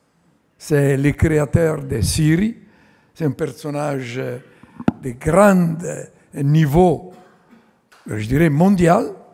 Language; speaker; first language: French; non-native, fluent; Italian